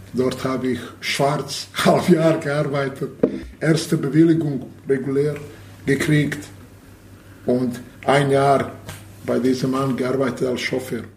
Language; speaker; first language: German; non-native, learner; Bosnian